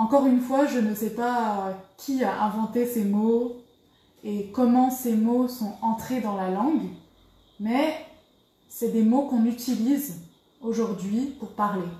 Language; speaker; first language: French; native; French